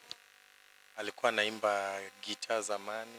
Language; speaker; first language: Swahili; non-native, local second language; Luo (Kenya and Tanzania)